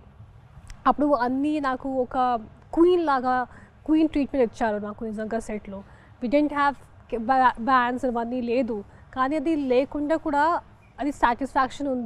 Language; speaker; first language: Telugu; non-native, fluent; Hindi